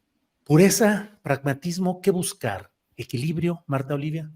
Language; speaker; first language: Spanish; native; Spanish